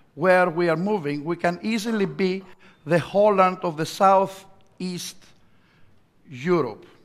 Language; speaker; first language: English; non-native, fluent; Greek